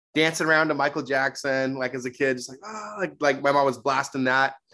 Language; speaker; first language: English; native; English